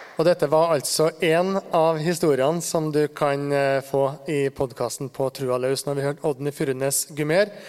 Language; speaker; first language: Norwegian; native; Norwegian